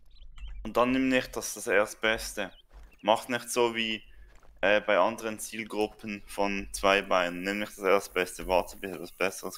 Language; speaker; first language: German; native; German